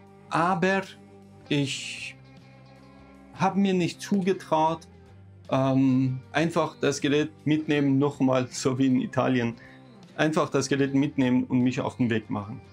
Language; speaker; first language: German; non-native, fluent; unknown